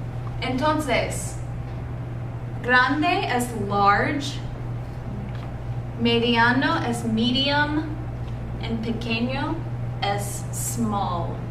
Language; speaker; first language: Spanish; non-native, fluent; English